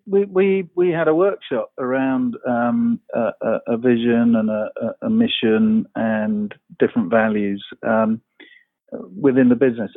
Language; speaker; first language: English; native; English